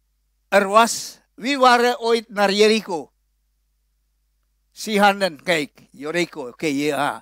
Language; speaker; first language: Dutch; non-native, fluent; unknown